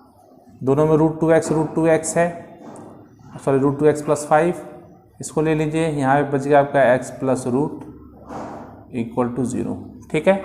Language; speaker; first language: Hindi; native; Hindi